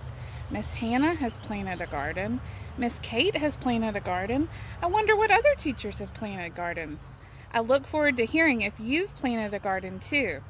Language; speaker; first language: English; native; English